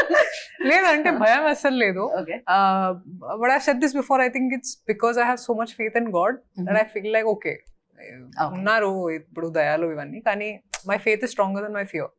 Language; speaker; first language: Telugu; non-native, fluent; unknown